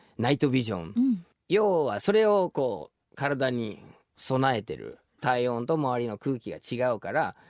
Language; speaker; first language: Japanese; non-native, fluent; English